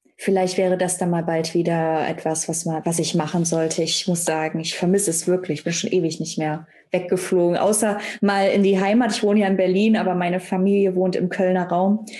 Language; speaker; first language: German; native; German